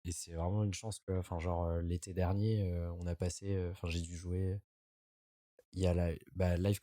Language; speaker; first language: French; native; French